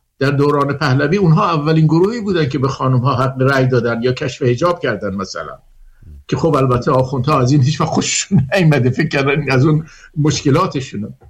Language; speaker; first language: Persian; native; Persian